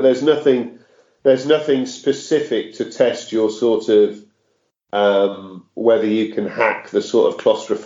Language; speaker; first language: English; native; English